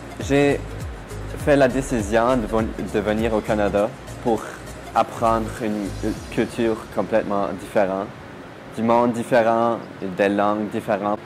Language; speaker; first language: French; non-native, local second language; German